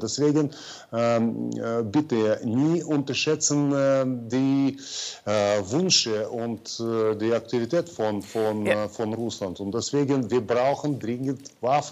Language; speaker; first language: German; non-native, fluent; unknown